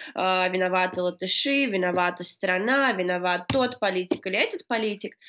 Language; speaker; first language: Russian; native; Russian